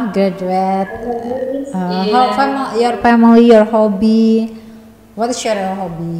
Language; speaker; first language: English; non-native, learner; Indonesian